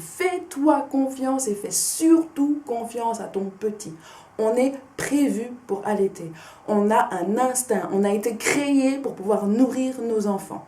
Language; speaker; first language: French; native; French